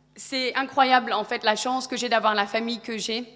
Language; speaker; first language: French; early bilingual, other home language; Polish